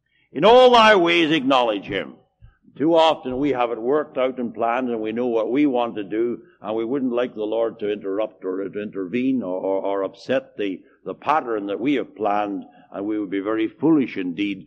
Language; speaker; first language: English; native; English